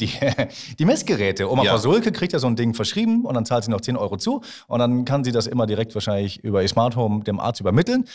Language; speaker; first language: German; native; German